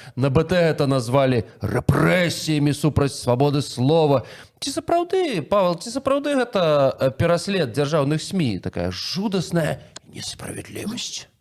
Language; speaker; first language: Belarusian; native; Belarusian